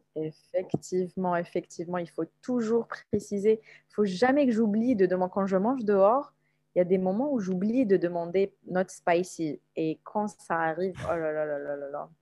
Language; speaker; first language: French; non-native, local second language; Arabic